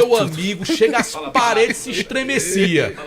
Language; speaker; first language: Portuguese; native; Portuguese